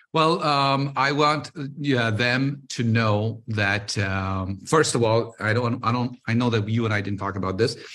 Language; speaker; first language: English; non-native, local second language; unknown